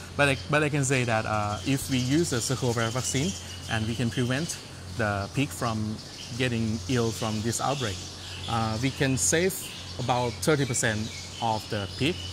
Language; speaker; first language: English; non-native, fluent; Thai